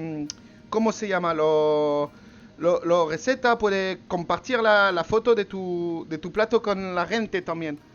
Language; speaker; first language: Spanish; non-native, learner; French